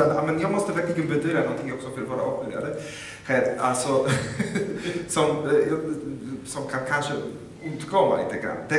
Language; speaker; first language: Swedish; non-native, fluent; Polish